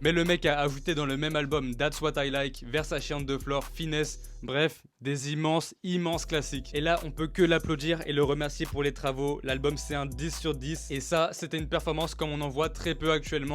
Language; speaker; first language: French; native; French